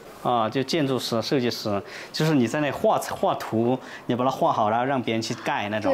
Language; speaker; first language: Chinese; native; Chinese